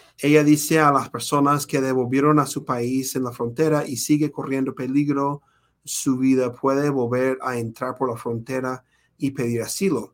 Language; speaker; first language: Spanish; non-native, fluent; English